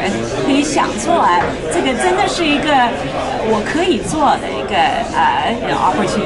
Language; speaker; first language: Chinese; early bilingual, heritage; Chinese